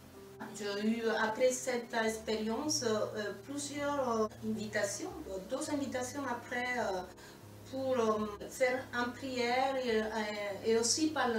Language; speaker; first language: French; non-native, fluent; Spanish